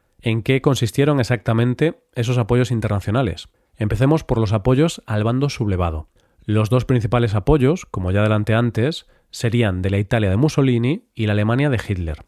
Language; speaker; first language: Spanish; native; Spanish